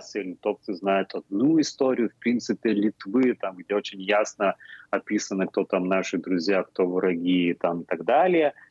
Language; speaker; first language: Russian; non-native, fluent; Lithuanian